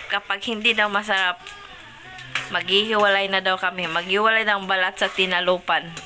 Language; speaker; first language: Filipino; non-native, local second language; Cebuano